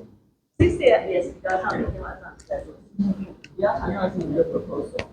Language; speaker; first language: Chinese; native; Chinese